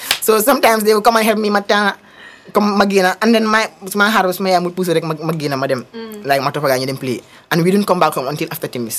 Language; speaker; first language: English; non-native, local second language; Wolof